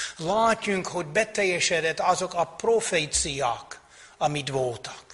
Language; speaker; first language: Hungarian; non-native, fluent; English